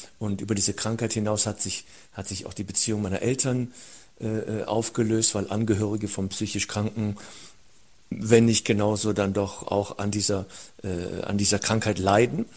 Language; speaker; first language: German; early bilingual, other home language; Turkish